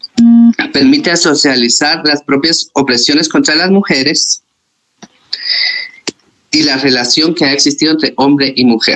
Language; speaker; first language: Spanish; native; Spanish